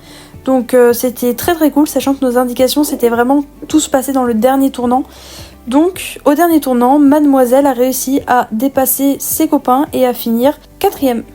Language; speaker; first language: French; native; French